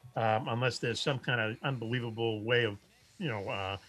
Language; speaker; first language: English; native; English